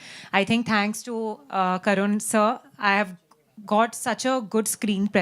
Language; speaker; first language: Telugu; non-native, learner; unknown